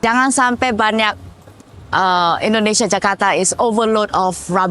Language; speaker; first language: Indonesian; early bilingual, heritage; Indonesian